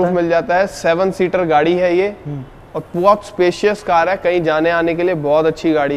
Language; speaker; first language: Hindi; native; Hindi